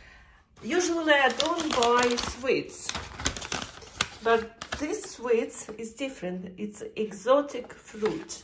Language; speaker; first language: English; non-native, learner; Russian